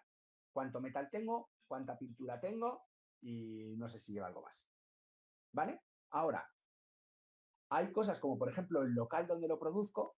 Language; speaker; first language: Spanish; native; Spanish